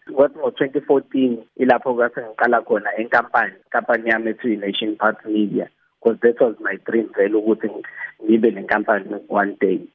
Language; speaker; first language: Zulu; native; Zulu